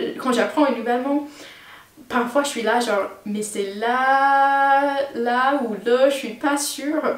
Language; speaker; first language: French; non-native, fluent; English